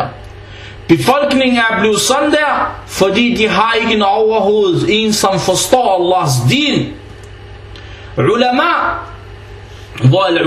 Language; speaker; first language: Danish; early bilingual, other home language; Arabic